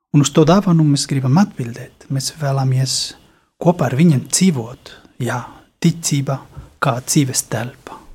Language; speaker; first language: Latvian; non-native, fluent; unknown